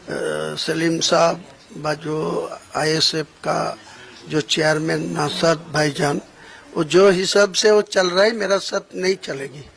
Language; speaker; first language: Hindi; non-native, local second language; Bangla